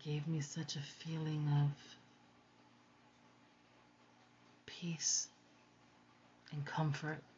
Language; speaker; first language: English; native; English